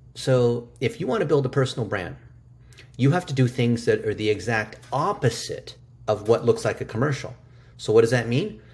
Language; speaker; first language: English; early bilingual, other home language; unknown